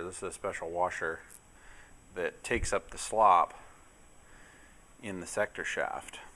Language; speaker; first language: English; native; English